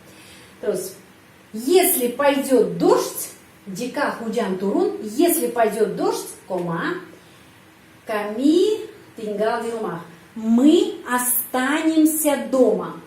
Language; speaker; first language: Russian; non-native, fluent; Indonesian